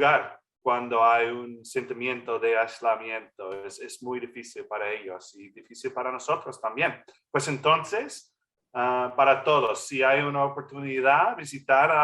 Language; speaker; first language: Spanish; non-native, fluent; English